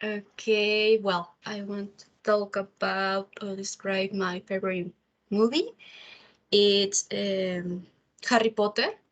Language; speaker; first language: English; non-native, learner; Spanish